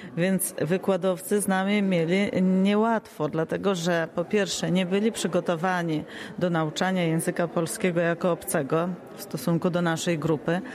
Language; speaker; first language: Polish; early bilingual, heritage; Polish